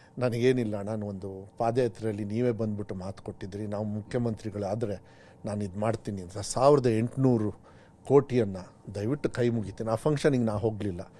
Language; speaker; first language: Kannada; native; Kannada